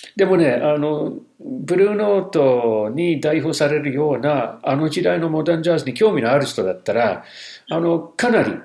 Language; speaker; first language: Japanese; non-native, fluent; English